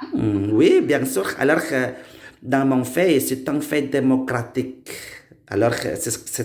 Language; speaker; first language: French; non-native, learner; Indonesian